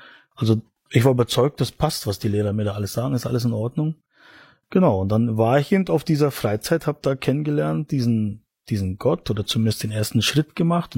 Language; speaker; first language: German; native; German